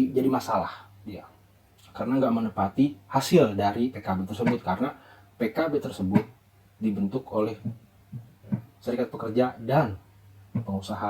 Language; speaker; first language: Indonesian; native; Indonesian